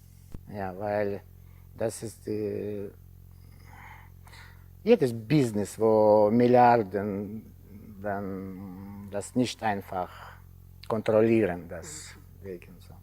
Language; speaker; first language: German; non-native, learner; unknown